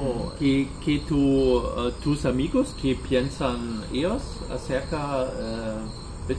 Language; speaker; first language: Spanish; non-native, learner; German